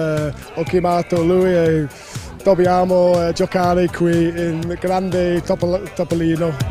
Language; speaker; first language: Italian; non-native, learner; English